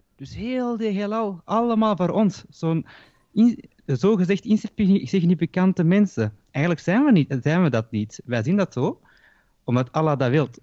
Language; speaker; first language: Dutch; early bilingual, other home language; Turkish